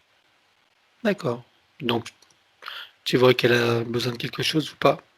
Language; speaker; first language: French; native; French